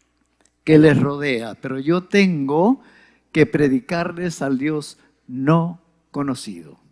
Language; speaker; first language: Spanish; native; Spanish